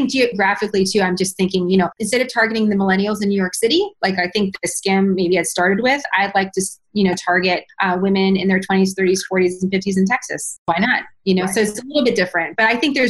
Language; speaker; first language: English; native; English